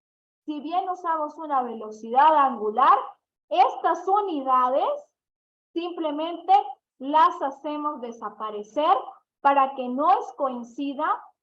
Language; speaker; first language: Spanish; native; Spanish